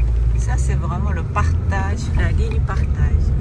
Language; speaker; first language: French; non-native, learner; Japanese